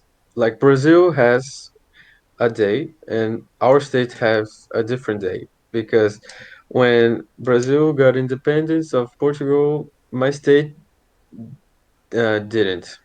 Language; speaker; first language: English; non-native, fluent; Portuguese